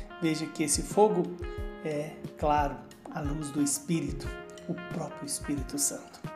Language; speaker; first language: Portuguese; native; Portuguese